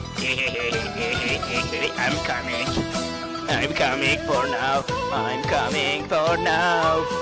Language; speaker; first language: English; non-native, learner; Turkish